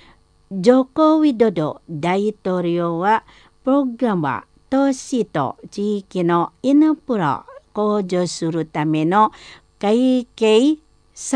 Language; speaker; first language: Japanese; non-native, fluent; Indonesian